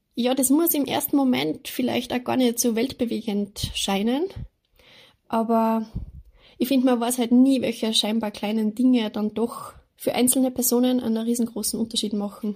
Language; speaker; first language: German; native; German